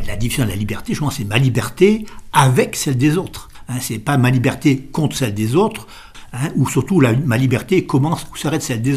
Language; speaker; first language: French; native; French